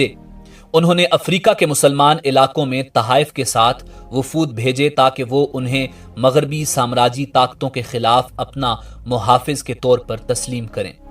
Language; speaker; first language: Urdu; native; Urdu